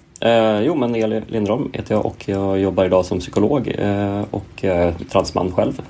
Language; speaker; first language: Swedish; native; Swedish